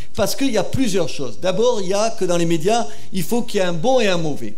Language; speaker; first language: French; native; French